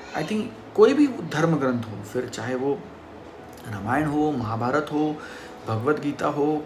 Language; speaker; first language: Hindi; non-native, local second language; Marathi